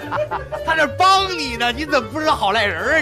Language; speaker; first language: Chinese; native; Chinese